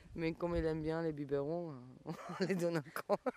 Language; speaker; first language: French; non-native, fluent; Italian